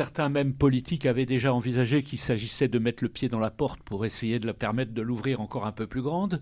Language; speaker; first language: French; native; French